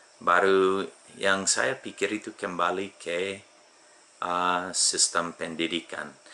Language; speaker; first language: Indonesian; non-native, fluent; English